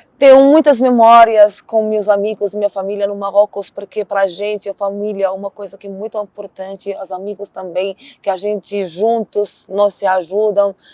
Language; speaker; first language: Portuguese; non-native, learner; Arabic